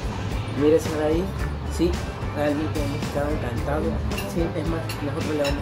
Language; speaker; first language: Spanish; native; Spanish